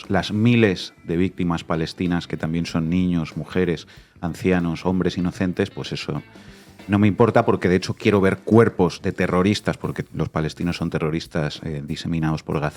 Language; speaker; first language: Spanish; native; Spanish